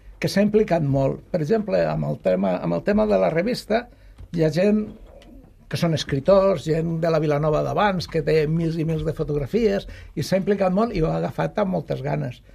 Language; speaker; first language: Catalan; native; Catalan